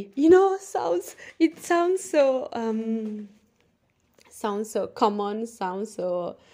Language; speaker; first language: English; non-native, fluent; Italian